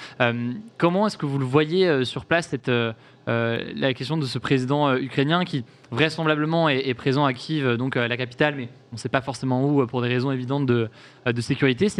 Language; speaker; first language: French; native; French